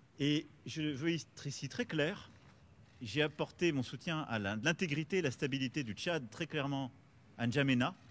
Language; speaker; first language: French; native; French